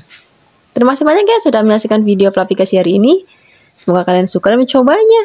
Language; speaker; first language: Indonesian; native; Indonesian